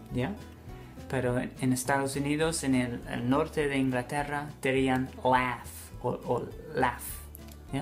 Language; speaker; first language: Spanish; non-native, fluent; English